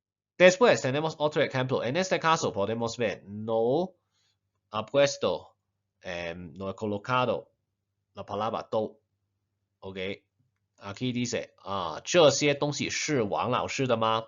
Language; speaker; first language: Spanish; non-native, fluent; Chinese